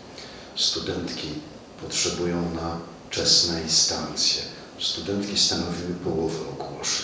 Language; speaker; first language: Polish; native; Polish